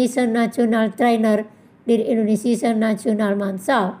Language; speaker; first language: German; non-native, fluent; Indonesian